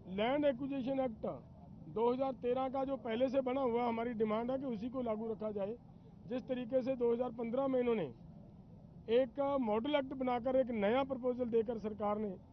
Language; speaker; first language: Hindi; non-native, local second language; Punjabi